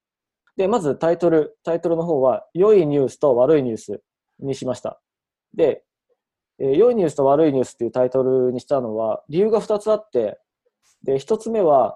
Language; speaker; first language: Japanese; native; Japanese